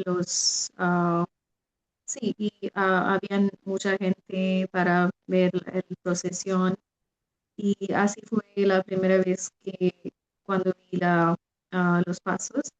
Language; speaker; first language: Spanish; non-native, fluent; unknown